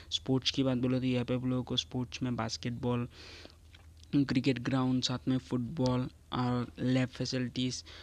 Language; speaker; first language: Hindi; non-native, local second language; Assamese